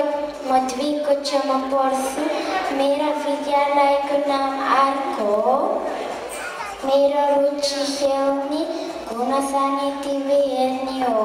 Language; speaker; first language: Nepali; early bilingual, heritage; Nepali